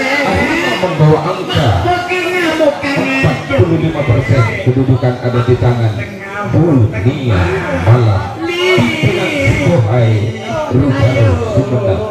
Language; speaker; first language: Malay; non-native, local second language; Madurese